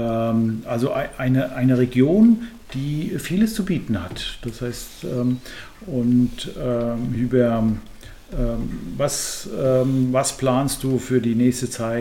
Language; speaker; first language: German; native; German